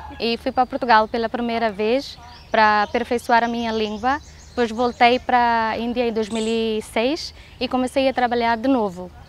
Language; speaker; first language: Portuguese; non-native, fluent; Hindi